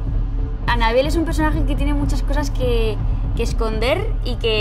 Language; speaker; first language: Spanish; native; Spanish